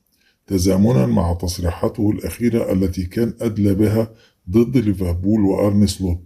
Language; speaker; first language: Arabic; native; Arabic